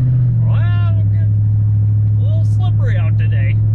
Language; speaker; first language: English; native; English